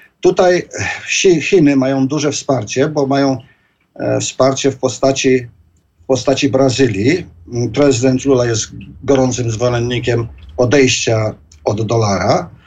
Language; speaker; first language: Polish; native; Polish